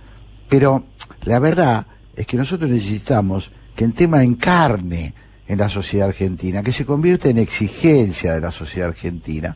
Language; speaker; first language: Spanish; native; Spanish